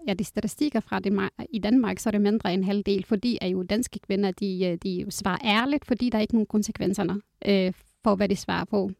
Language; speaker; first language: Danish; non-native, fluent; Arabic